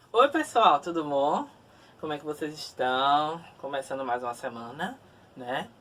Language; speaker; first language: Portuguese; native; Portuguese